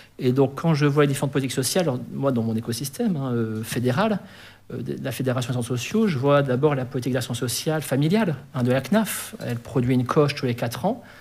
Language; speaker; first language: French; native; French